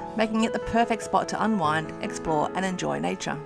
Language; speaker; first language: English; native; English